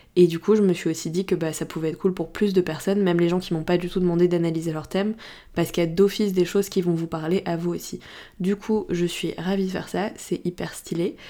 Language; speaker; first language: French; native; French